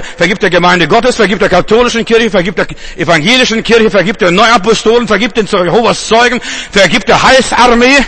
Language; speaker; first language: German; non-native, fluent; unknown